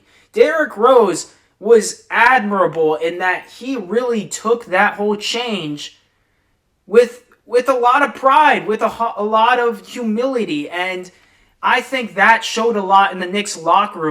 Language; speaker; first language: English; native; English